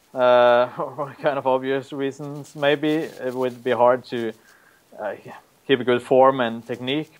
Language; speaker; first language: English; non-native, fluent; Norwegian